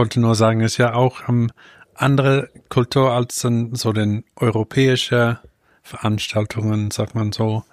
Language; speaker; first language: German; non-native, fluent; English